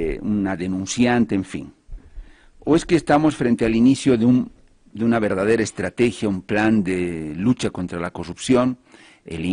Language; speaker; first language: Spanish; native; Spanish